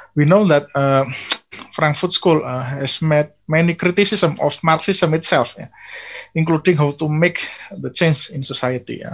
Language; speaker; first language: English; non-native, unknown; Indonesian